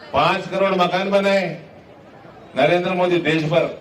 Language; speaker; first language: Hindi; non-native, local second language; Telugu